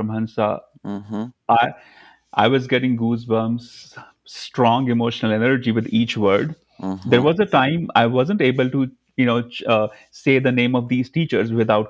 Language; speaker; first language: English; non-native, local second language; Hindi